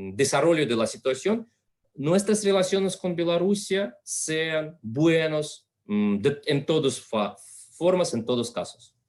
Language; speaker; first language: Spanish; non-native, fluent; Russian